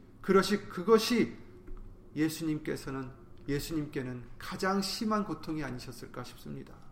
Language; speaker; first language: Korean; native; Korean